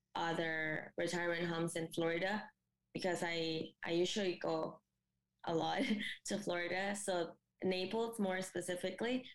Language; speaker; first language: English; non-native, fluent; Spanish